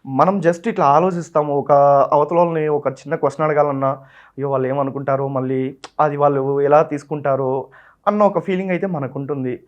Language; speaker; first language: Telugu; non-native, local second language; Tamil